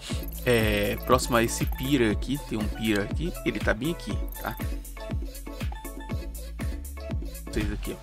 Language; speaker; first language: Portuguese; native; Portuguese